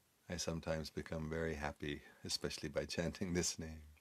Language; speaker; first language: English; native; English